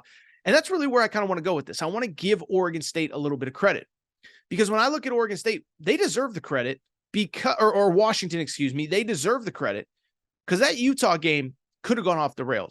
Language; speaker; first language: English; native; English